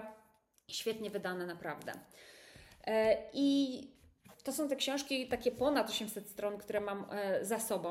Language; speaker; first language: Polish; native; Polish